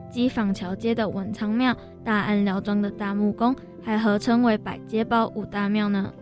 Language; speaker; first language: Chinese; native; Chinese